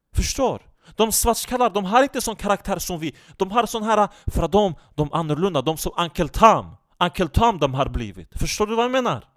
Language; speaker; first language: Swedish; non-native, fluent; Turkish